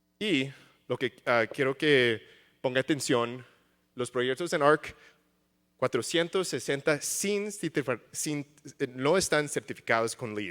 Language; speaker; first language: Spanish; early bilingual, heritage; English